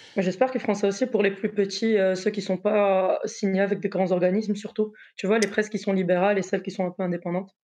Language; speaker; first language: French; non-native, local second language; Arabic